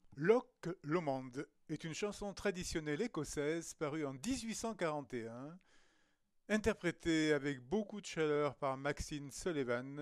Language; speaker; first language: French; native; French